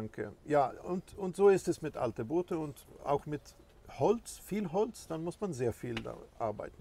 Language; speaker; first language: German; non-native, fluent; Swedish